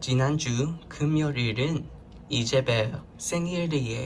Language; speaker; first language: Korean; non-native, learner; English